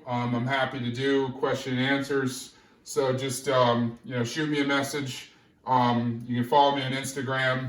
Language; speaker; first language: English; native; English